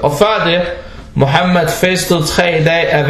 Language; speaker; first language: Danish; non-native, fluent; Arabic